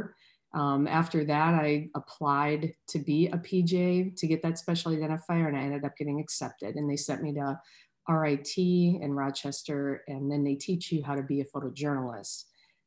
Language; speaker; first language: English; native; English